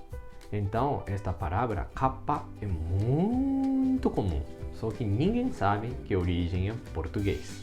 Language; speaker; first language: Portuguese; non-native, fluent; Japanese